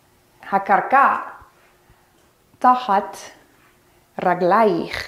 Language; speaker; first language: Hebrew; non-native, fluent; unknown